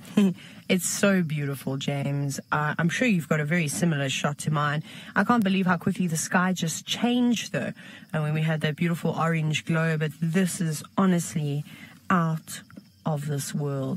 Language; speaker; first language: English; native; English